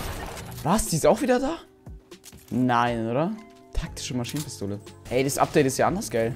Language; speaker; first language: German; native; German